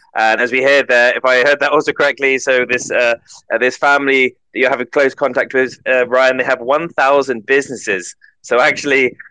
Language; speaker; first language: English; native; English